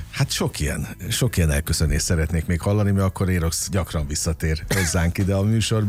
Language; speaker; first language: Hungarian; native; Hungarian